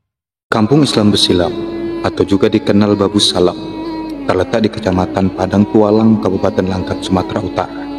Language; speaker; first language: Indonesian; native; Indonesian